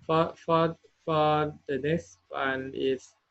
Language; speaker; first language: English; non-native, learner; Thai